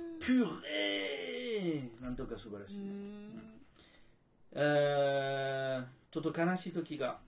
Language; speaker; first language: Japanese; non-native, fluent; French